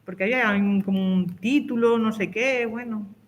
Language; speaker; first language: Spanish; native; Spanish